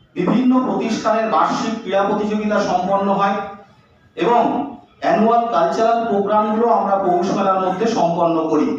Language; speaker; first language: Bangla; native; Bangla